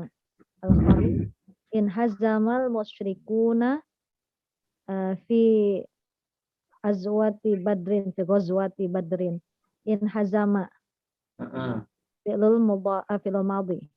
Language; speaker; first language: Arabic; non-native, learner; Indonesian